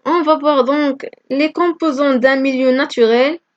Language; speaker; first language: French; non-native, local second language; Arabic